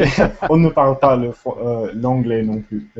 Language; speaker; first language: French; non-native, learner; English